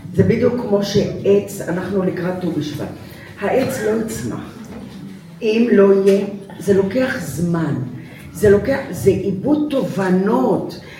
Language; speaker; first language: Hebrew; early bilingual, other home language; Arabic